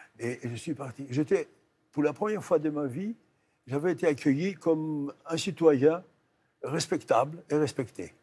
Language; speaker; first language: French; non-native, fluent; Greek